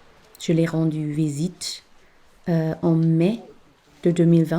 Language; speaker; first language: French; non-native, fluent; German